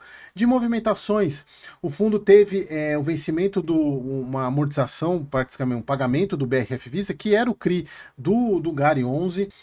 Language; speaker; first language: Portuguese; native; Portuguese